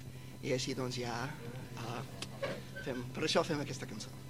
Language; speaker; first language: Catalan; non-native, fluent; English